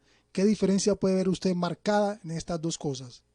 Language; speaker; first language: Spanish; native; Spanish